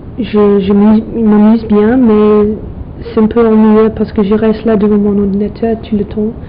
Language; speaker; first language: French; non-native, fluent; English